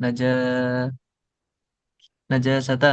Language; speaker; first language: Arabic; non-native, learner; Indonesian